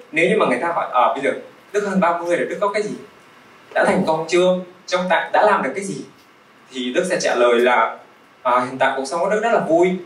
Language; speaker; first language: Vietnamese; early bilingual, other home language; Russian